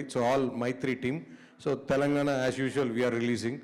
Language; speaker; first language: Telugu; native; Telugu